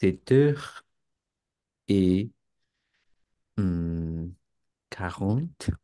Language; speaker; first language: French; non-native, learner; Spanish